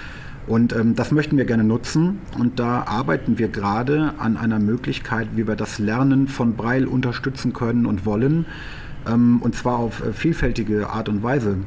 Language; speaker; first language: German; native; German